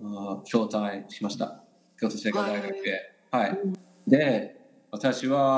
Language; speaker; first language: Japanese; non-native, learner; English